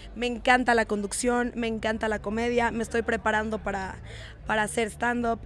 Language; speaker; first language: Spanish; native; Spanish